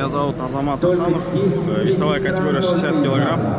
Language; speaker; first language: Russian; non-native, local second language; Kyrgyz